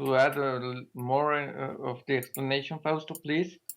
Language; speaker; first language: English; non-native, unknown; Spanish